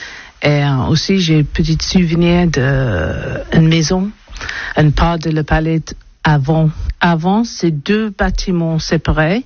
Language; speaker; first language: French; non-native, learner; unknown